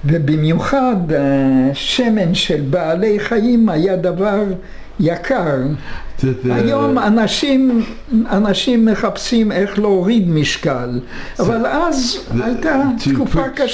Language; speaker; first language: Hebrew; non-native, fluent; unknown